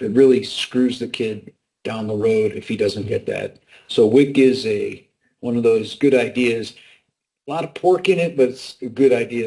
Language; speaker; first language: English; native; English